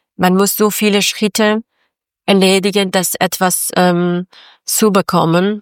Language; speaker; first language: German; non-native, learner; Persian